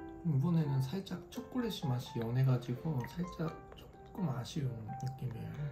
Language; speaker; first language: Korean; non-native, fluent; Japanese